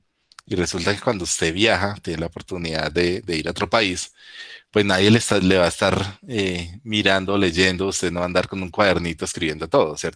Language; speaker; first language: Spanish; native; Spanish